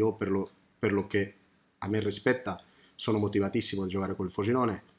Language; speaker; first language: Italian; non-native, fluent; Spanish